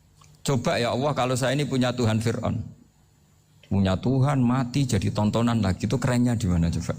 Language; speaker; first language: Indonesian; non-native, local second language; Javanese